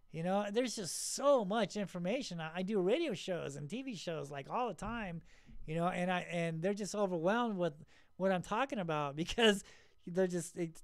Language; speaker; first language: English; native; English